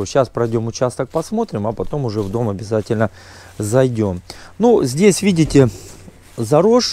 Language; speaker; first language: Russian; native; Russian